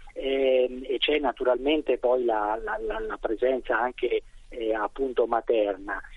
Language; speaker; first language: Italian; native; Italian